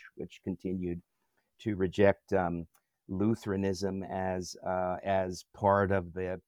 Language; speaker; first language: English; native; English